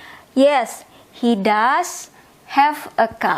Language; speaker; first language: English; non-native, fluent; Indonesian